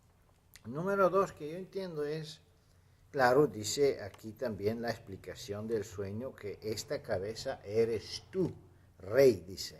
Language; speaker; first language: Spanish; non-native, fluent; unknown